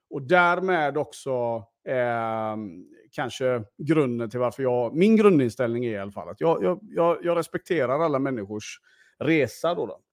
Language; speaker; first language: Swedish; early bilingual, other home language; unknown